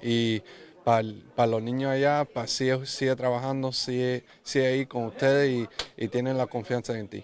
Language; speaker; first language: Spanish; early bilingual, other home language; English